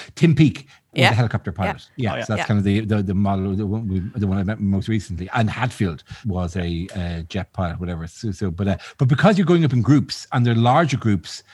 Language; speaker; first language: English; native; English